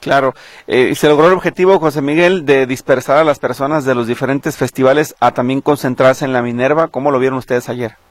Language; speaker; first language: Spanish; native; Spanish